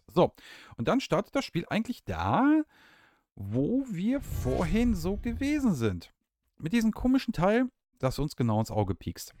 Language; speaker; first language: German; native; German